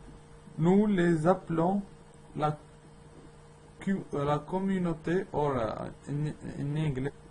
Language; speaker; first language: French; non-native, learner; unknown